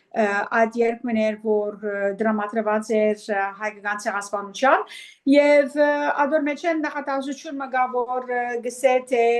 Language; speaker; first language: Armenian; early bilingual, heritage; Armenian